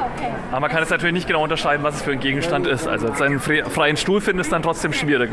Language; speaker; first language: German; native; German